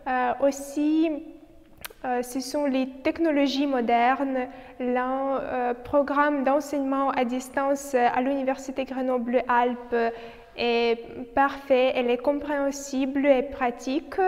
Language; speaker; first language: French; non-native, learner; Ukrainian